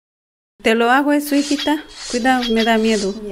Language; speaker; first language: Spanish; native; Spanish